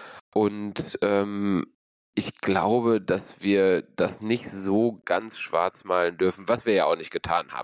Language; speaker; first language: German; native; German